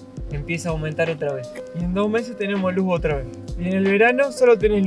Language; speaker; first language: Spanish; native; Spanish